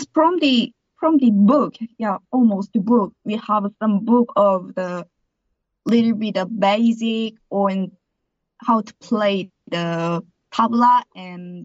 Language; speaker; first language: English; non-native, learner; Korean